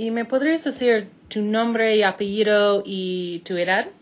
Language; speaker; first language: Spanish; non-native, fluent; English